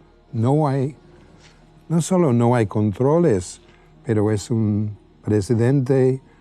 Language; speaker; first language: Spanish; non-native, fluent; English